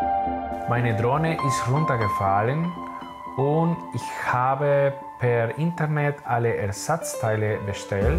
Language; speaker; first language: German; non-native, learner; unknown